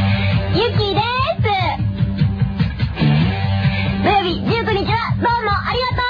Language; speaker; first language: Japanese; native; Japanese